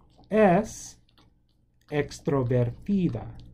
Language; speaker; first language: Spanish; non-native, fluent; English